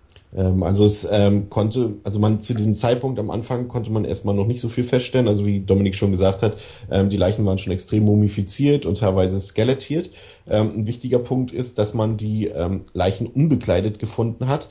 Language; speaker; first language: German; native; German